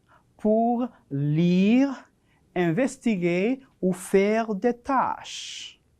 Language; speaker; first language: French; non-native, fluent; Spanish